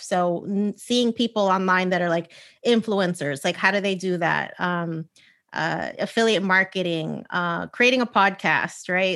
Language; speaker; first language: English; native; English